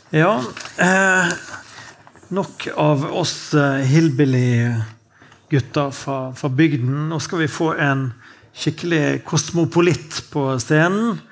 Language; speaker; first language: Norwegian; native; Norwegian